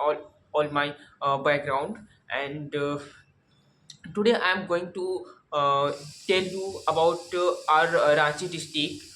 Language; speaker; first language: English; non-native, learner; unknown